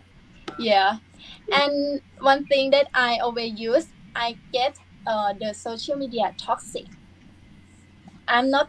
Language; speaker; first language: English; non-native, learner; Thai